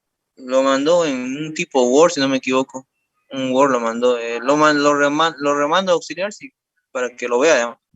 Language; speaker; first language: Spanish; native; Spanish